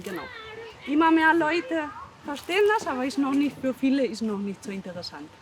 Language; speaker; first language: German; non-native, fluent; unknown